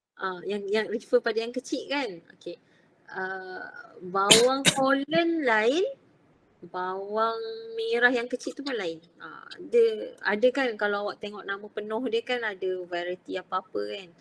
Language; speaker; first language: Malay; native; Malay